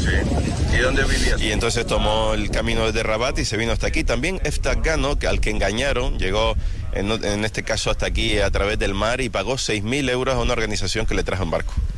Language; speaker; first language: Spanish; native; Spanish